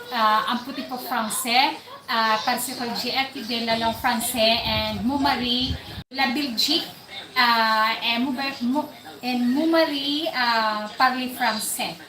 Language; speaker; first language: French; non-native, learner; Cebuano